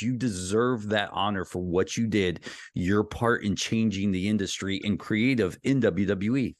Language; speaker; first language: English; native; English